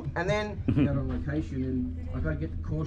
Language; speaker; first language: English; native; English